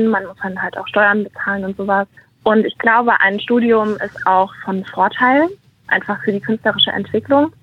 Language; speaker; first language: German; native; German